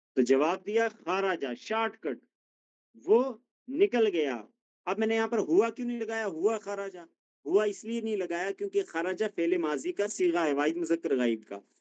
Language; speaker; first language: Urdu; native; Urdu